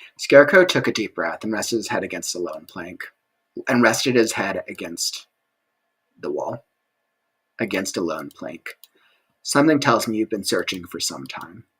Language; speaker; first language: English; native; English